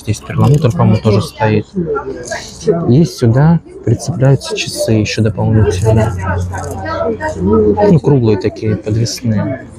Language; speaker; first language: Russian; native; Russian